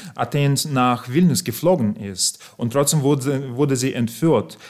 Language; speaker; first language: German; non-native, fluent; Belarusian